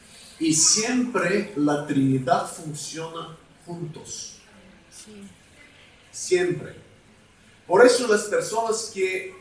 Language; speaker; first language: Spanish; non-native, fluent; Bulgarian